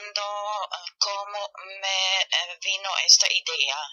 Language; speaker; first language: Spanish; non-native, learner; German